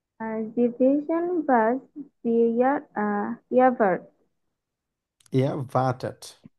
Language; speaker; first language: German; non-native, learner; Bangla